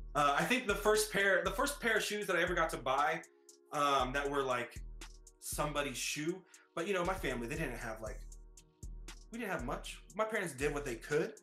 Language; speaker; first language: English; native; English